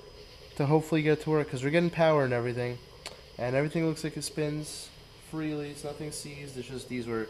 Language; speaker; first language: English; native; English